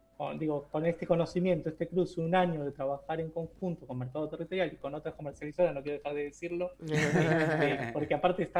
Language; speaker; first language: Spanish; native; Spanish